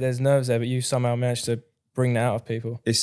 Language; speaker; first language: English; native; English